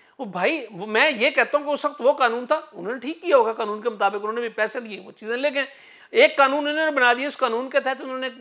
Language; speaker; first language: Urdu; non-native, local second language; Punjabi